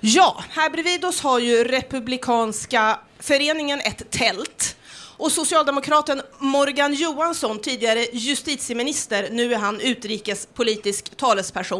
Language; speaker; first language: Swedish; native; Swedish